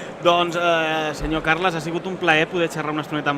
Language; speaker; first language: Catalan; native; Catalan